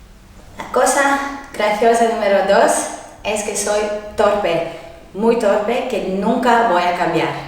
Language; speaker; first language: Spanish; non-native, learner; French